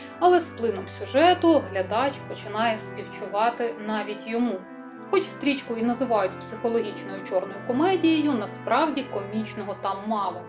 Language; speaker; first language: Ukrainian; native; Ukrainian